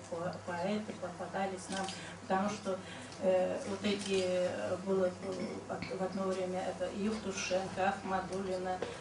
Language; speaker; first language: Russian; non-native, local second language; Karachay-Balkar